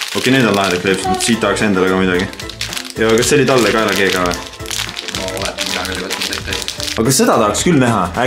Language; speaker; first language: Estonian; native; Estonian